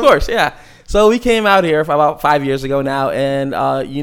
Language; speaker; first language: English; native; English